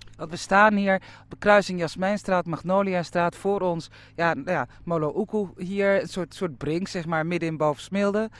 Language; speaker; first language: Dutch; native; Dutch